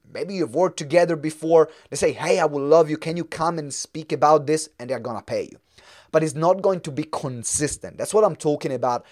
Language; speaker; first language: English; non-native, fluent; Italian